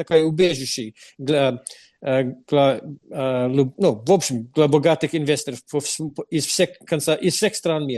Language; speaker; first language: Russian; non-native, fluent; English